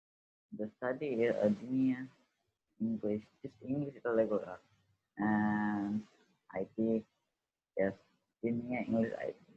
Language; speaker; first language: English; non-native, learner; Indonesian